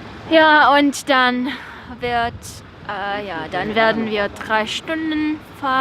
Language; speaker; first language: German; non-native, fluent; Romanian